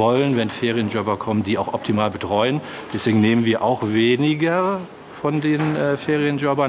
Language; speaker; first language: German; native; German